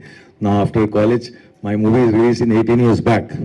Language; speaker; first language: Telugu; non-native, local second language; Hindi